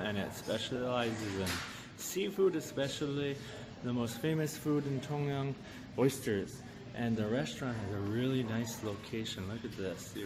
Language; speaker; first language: English; native; English